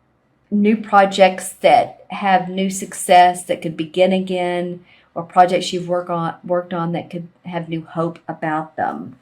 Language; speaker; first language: English; native; English